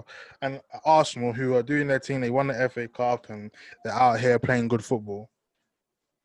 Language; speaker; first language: English; native; English